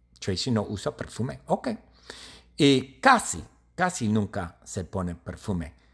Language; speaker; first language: Spanish; non-native, learner; English